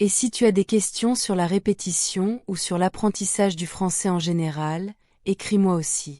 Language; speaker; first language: French; non-native, fluent; Portuguese